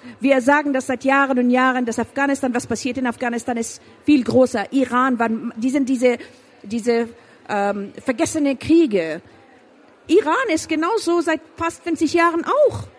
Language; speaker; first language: German; non-native, fluent; Persian